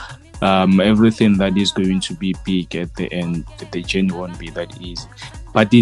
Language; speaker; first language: English; non-native, local second language; Northern Sotho